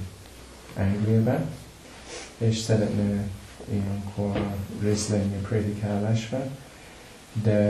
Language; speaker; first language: Hungarian; non-native, learner; English